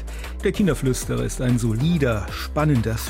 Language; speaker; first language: German; native; German